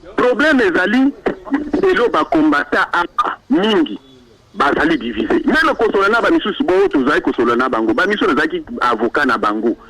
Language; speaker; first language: Lingala; non-native, local second language; Swahili